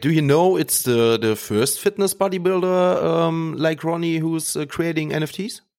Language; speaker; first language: English; non-native, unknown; German